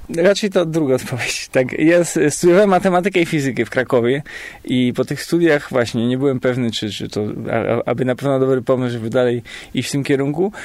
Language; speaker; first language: Polish; native; Polish